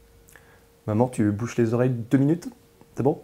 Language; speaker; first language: French; native; French